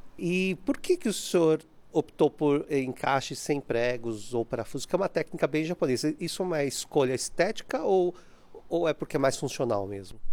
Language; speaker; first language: Portuguese; native; Portuguese